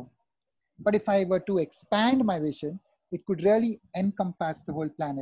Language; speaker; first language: English; non-native, local second language; Hindi